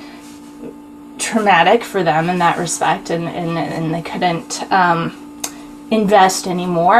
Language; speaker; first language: English; native; English